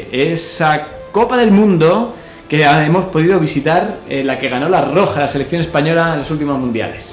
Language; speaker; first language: Spanish; native; Spanish